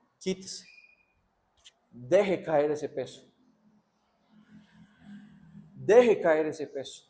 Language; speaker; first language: Spanish; native; Spanish